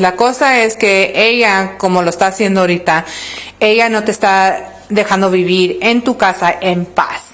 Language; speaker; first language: Spanish; early bilingual, other home language; English